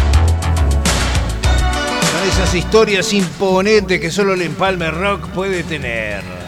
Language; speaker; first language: Spanish; native; Spanish